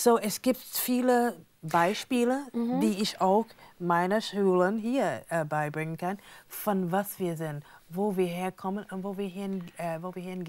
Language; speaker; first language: German; non-native, fluent; English